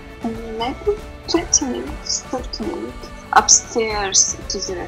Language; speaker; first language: English; non-native, learner; Russian